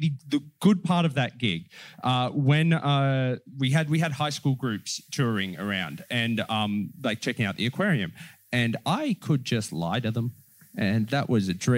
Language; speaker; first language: English; native; English